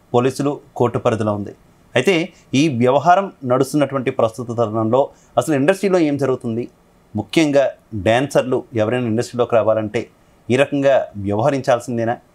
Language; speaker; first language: Telugu; native; Telugu